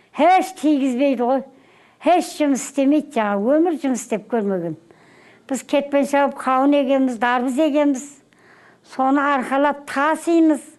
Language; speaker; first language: Kazakh; native; Kazakh